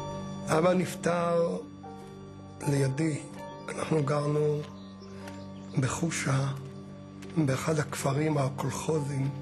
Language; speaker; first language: Hebrew; early bilingual, other home language; Polish